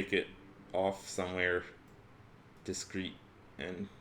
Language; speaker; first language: English; native; English